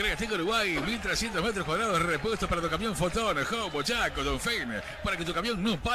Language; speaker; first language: Spanish; native; Spanish